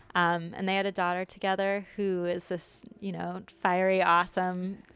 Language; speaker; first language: English; native; English